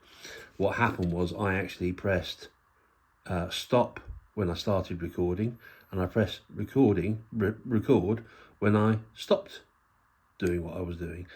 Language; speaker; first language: English; native; English